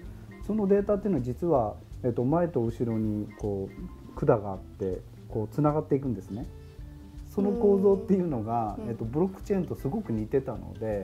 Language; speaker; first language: Japanese; native; Japanese